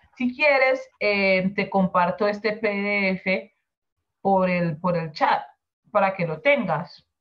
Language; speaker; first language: Spanish; non-native, local second language; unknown